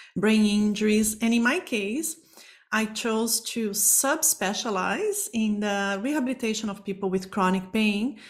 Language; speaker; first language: English; non-native, fluent; Portuguese